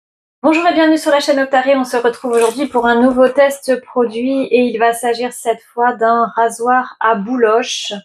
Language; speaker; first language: French; native; French